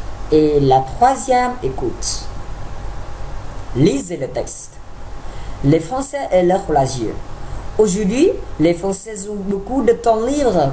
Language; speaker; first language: French; non-native, fluent; Vietnamese